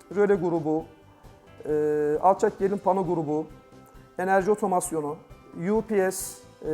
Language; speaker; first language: Turkish; native; Turkish